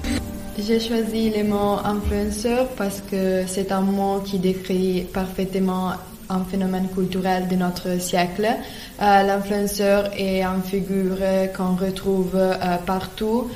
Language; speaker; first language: French; non-native, fluent; Italian